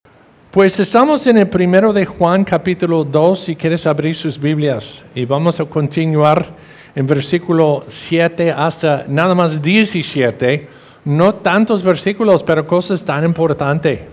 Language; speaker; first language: Spanish; non-native, fluent; English